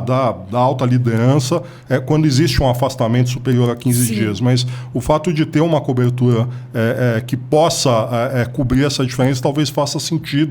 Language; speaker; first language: Portuguese; native; Portuguese